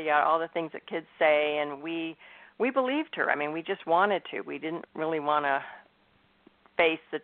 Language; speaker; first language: English; native; English